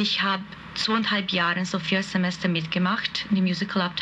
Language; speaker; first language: German; non-native, fluent; Hungarian